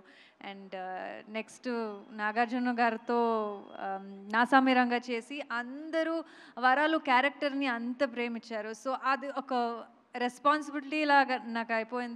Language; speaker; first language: Telugu; non-native, local second language; Kannada